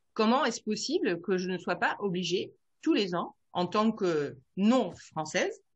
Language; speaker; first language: French; native; French